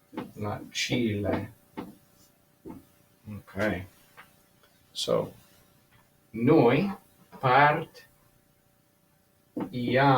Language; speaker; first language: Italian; non-native, fluent; English